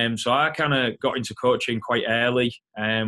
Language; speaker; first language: English; native; English